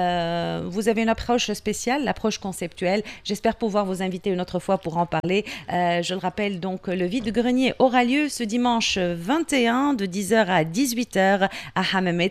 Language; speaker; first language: French; non-native, local second language; Arabic